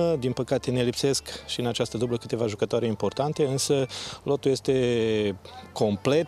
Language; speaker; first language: Romanian; native; Romanian